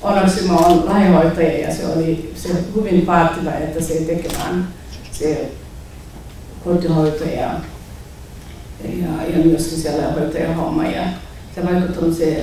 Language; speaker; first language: Finnish; non-native, learner; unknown